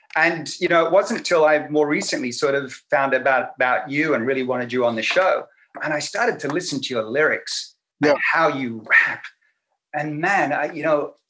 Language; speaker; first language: English; native; English